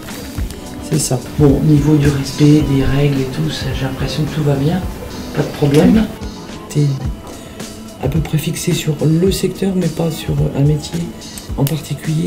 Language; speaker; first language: French; native; French